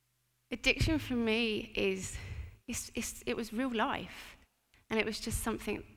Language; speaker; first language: English; native; English